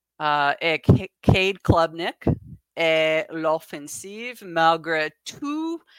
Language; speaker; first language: French; non-native, learner; English